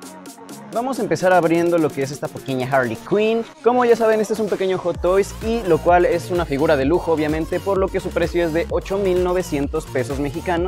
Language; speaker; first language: Spanish; native; Spanish